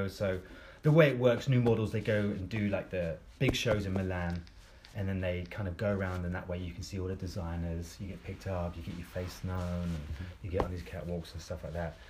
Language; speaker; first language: English; native; English